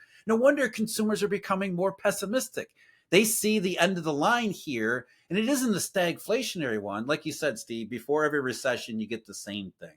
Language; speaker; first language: English; native; English